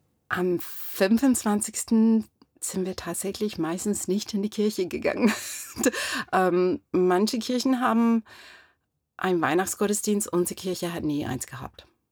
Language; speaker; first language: German; non-native, fluent; English